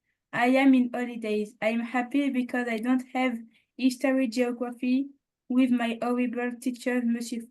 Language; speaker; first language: English; non-native, learner; French